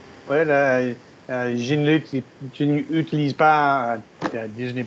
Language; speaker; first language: French; non-native, learner; English